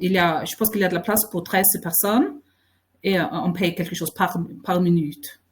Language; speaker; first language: French; non-native, fluent; Faroese